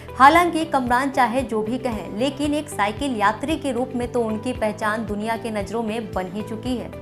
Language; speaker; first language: Hindi; native; Hindi